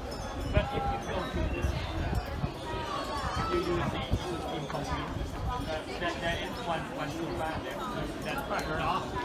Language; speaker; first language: English; non-native, learner; Thai